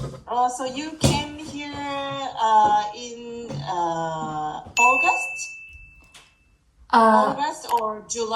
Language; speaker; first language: English; non-native, fluent; Japanese